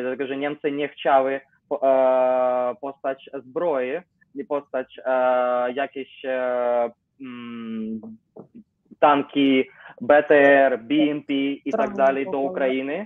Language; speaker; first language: Polish; non-native, learner; Ukrainian